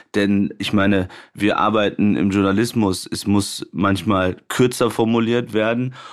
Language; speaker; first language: German; native; German